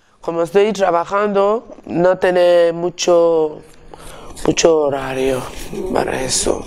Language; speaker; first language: Spanish; non-native, learner; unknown